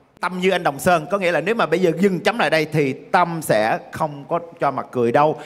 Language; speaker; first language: Vietnamese; native; Vietnamese